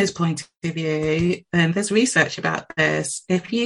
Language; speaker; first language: English; native; English